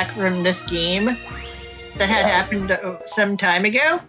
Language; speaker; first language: English; native; English